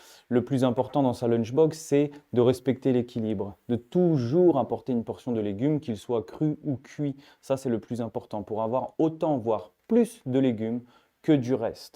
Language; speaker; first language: French; native; French